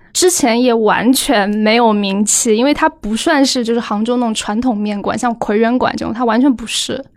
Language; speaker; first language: Chinese; native; Chinese